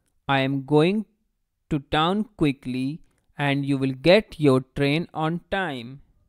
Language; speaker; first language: English; non-native, local second language; Hindi